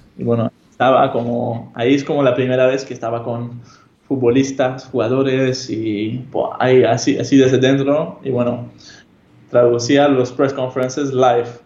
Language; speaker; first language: Spanish; non-native, fluent; Hebrew